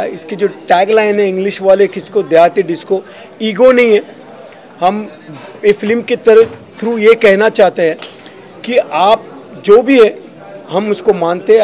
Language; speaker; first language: Hindi; native; Hindi